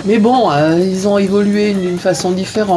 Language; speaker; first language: French; native; French